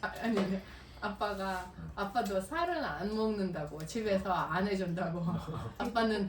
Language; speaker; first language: Korean; non-native, fluent; Russian